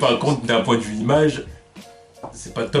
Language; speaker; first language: French; native; French